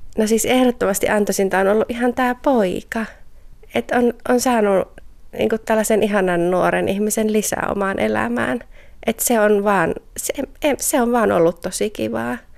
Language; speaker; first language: Finnish; native; Finnish